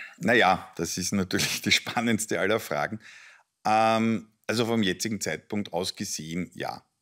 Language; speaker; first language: German; native; German